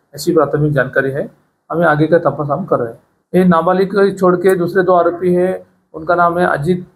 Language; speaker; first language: Hindi; non-native, local second language; Marathi